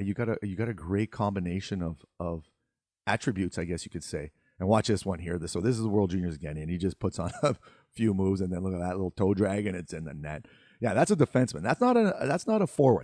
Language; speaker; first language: English; native; English